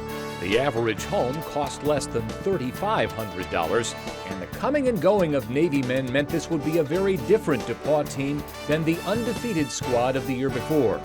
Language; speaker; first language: English; native; English